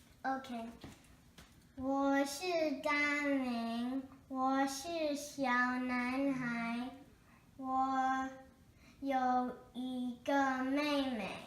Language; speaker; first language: Chinese; early bilingual, heritage; English